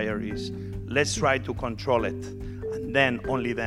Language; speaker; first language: English; non-native, fluent; Spanish